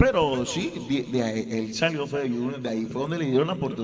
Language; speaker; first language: Spanish; native; Spanish